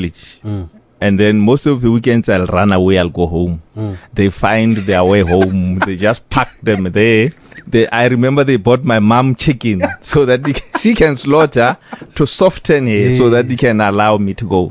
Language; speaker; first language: English; non-native, local second language; Northern Sotho